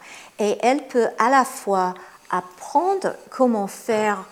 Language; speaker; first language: French; non-native, fluent; English